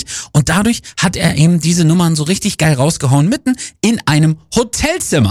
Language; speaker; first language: German; native; German